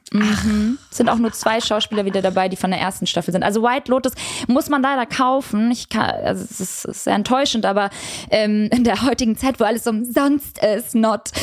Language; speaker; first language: German; early bilingual, other home language; Albanian